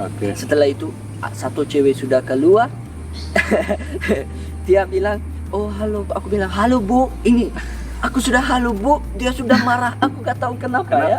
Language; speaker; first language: Indonesian; non-native, learner; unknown